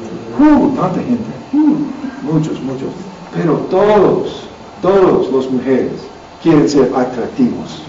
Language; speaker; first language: Spanish; non-native, learner; English